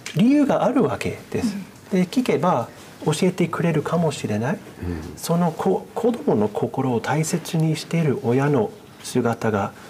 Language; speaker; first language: Japanese; non-native, fluent; English